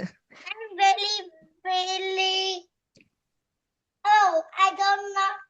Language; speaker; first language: English; non-native, learner; Vietnamese